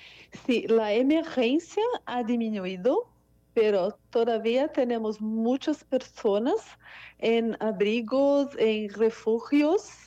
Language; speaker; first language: Spanish; non-native, fluent; Portuguese